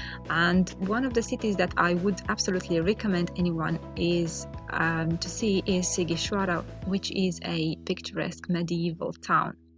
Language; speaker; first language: English; non-native, fluent; Romanian